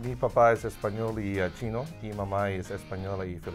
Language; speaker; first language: Spanish; non-native, learner; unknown